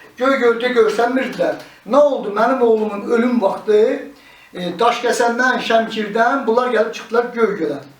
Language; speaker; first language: Azerbaijani; native; Azerbaijani